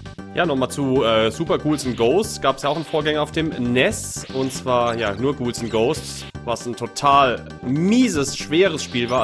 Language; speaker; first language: German; native; German